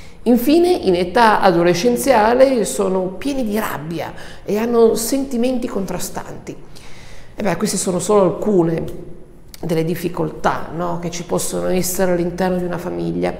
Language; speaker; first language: Italian; native; Italian